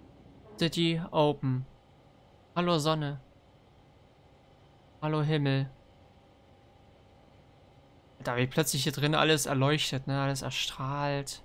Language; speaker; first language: German; native; German